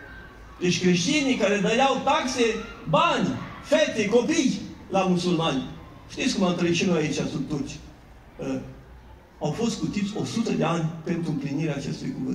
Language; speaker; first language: Romanian; native; Romanian